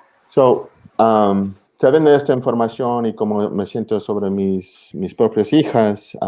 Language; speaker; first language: Spanish; early bilingual, heritage; English